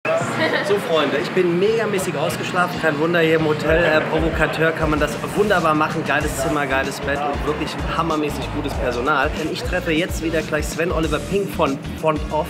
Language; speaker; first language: German; native; German